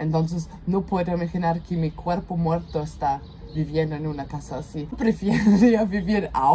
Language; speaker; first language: Spanish; non-native, fluent; German